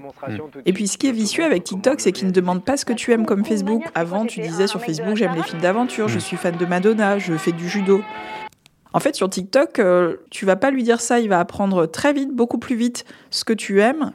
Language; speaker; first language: French; native; French